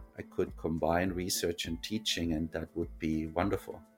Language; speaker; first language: English; non-native, fluent; German